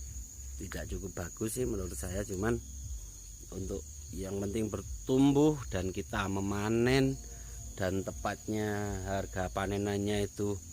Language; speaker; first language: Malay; non-native, local second language; Javanese